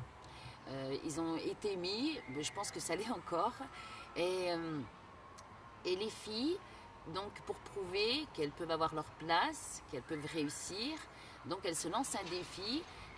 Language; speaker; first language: French; early bilingual, other home language; Kabyle